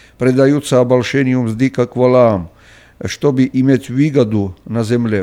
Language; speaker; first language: Russian; non-native, local second language; Georgian